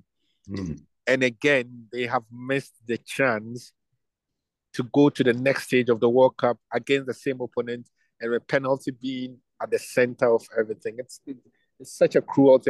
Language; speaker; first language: English; non-native, local second language; Akan